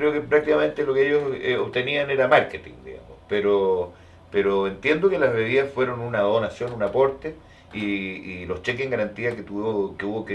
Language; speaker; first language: Spanish; native; Spanish